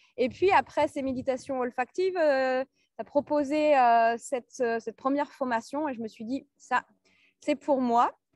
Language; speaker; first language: French; native; French